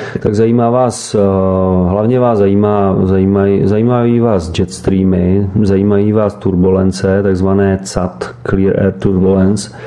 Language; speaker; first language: Czech; native; Czech